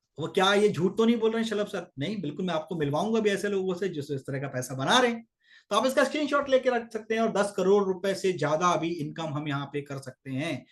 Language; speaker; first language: Hindi; native; Hindi